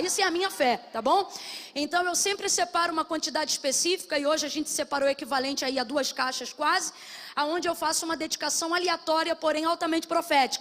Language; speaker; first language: Portuguese; native; Portuguese